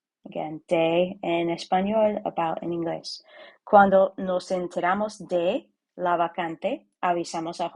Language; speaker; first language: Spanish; non-native, fluent; English